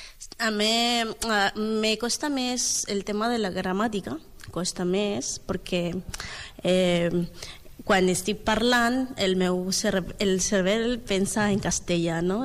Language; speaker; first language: Catalan; non-native, learner; Spanish